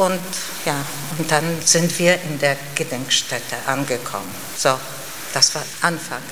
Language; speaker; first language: German; non-native, fluent; Polish